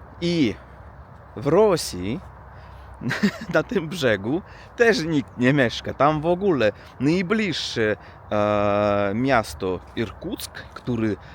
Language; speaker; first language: Polish; non-native, learner; Russian